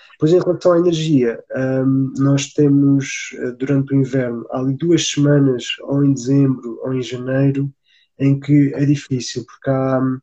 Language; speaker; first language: Portuguese; native; Portuguese